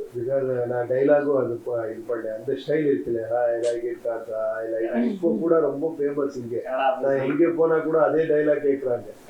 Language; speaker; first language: Tamil; non-native, learner; Kannada